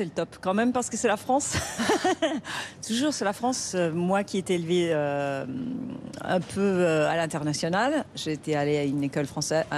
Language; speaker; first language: French; non-native, fluent; English